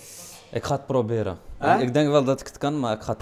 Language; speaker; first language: Dutch; early bilingual, other home language; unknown